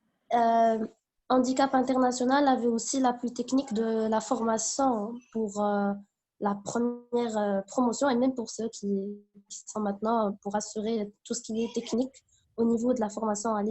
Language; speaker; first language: French; non-native, local second language; Arabic